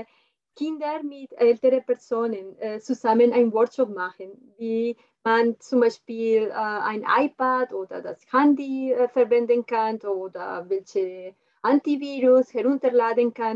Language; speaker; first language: German; non-native, fluent; Spanish